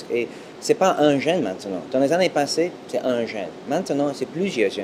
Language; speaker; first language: French; non-native, fluent; English